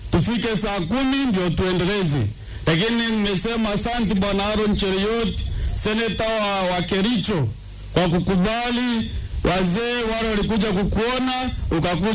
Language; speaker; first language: Swahili; non-native, local second language; Meru